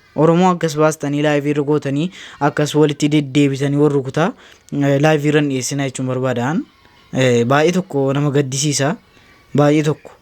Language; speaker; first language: Oromo; native; Oromo